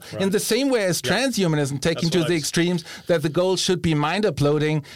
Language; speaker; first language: English; non-native, fluent; German